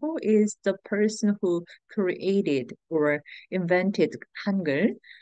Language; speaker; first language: English; non-native, fluent; Korean